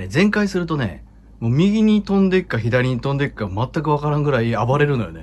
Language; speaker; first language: Japanese; native; Japanese